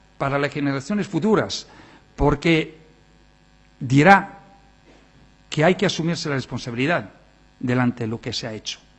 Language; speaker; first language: Spanish; non-native, fluent; Italian